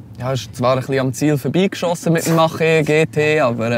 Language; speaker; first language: German; native; German